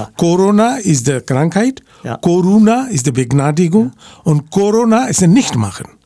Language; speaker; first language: German; non-native, learner; Bangla